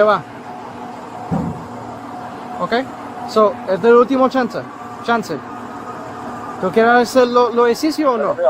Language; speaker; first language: Spanish; non-native, learner; English